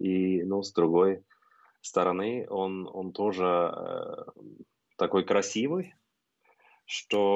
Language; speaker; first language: Russian; non-native, fluent; Norwegian